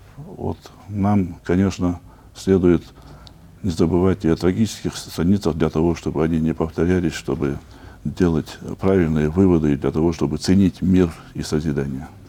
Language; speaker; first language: Russian; non-native, local second language; Chechen